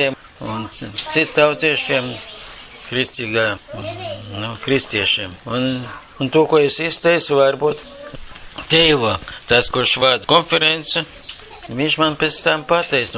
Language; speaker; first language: Latvian; non-native, local second language; Russian